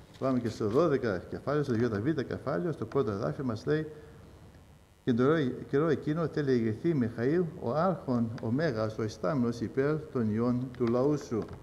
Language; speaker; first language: Greek; early bilingual, heritage; Greek